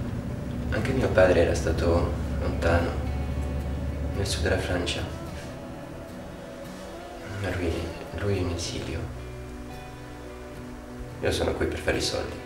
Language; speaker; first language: Italian; non-native, fluent; Spanish